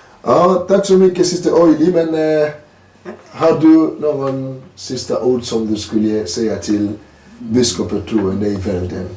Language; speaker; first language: Swedish; non-native, learner; French